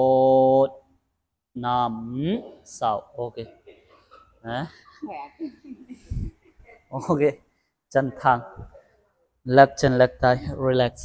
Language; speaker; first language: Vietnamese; non-native, learner; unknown